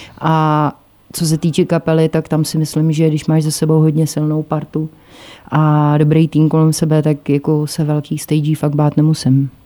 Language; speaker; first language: Czech; native; Czech